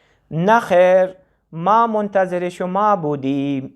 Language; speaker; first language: Persian; non-native, fluent; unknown